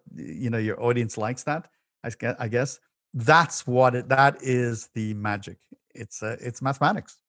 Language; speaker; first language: English; native; English